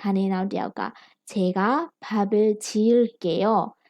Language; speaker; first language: Korean; non-native, fluent; Burmese